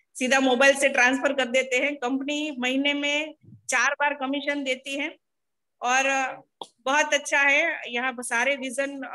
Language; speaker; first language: Hindi; non-native, local second language; Gujarati